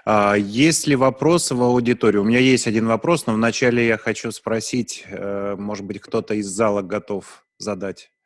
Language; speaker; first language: Russian; native; Russian